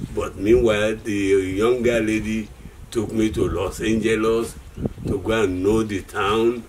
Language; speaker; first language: English; non-native, local second language; Yoruba